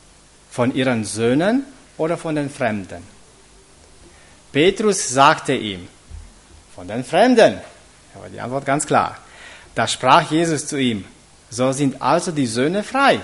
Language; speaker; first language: German; non-native, fluent; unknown